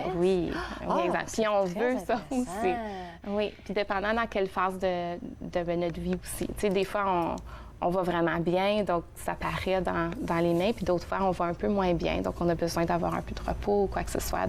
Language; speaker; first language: French; native; French